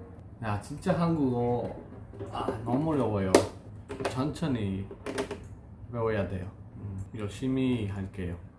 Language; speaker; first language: Korean; non-native, learner; Spanish